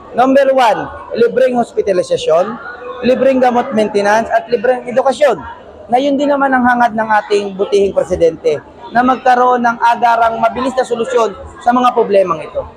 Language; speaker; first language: Filipino; native; Filipino